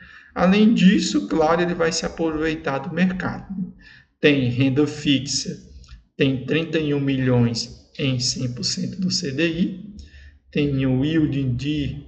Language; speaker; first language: Portuguese; native; Portuguese